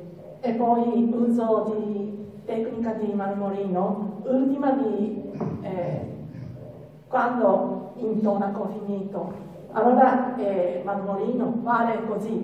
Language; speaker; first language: Italian; non-native, learner; Japanese